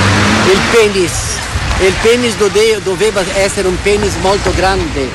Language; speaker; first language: Italian; non-native, fluent; Portuguese